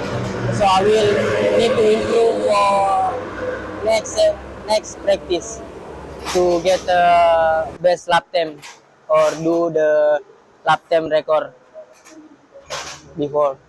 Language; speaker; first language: English; non-native, learner; Indonesian